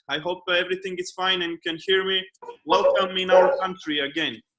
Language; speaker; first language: English; non-native, fluent; Romanian